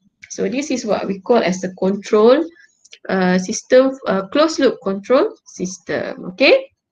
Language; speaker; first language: English; non-native, local second language; Malay